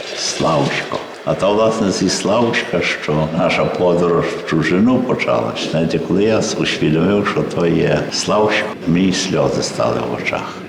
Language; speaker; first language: Ukrainian; native; Ukrainian